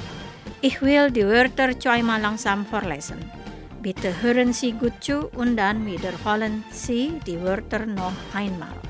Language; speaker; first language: German; non-native, fluent; Indonesian